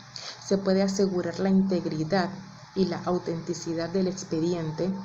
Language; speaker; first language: Spanish; native; Spanish